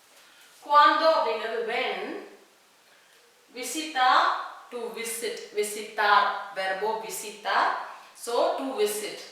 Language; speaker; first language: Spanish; non-native, fluent; Tamil